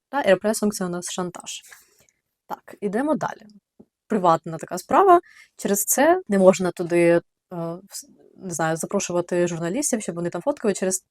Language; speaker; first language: Ukrainian; native; Ukrainian